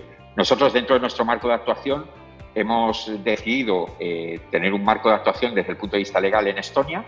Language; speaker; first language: Spanish; native; Spanish